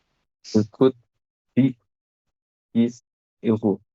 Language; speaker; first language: French; non-native, learner; Portuguese